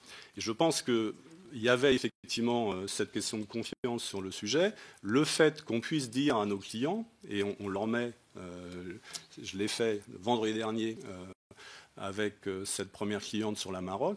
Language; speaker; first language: French; native; French